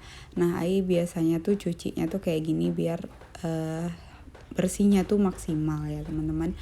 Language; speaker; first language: Indonesian; native; Indonesian